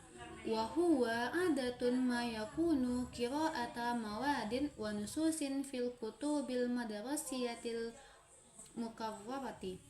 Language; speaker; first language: Arabic; non-native, learner; Indonesian